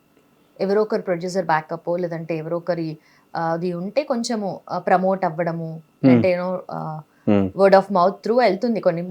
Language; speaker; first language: Telugu; native; Telugu